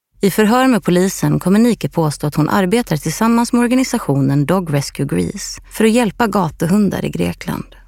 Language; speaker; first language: Swedish; native; Swedish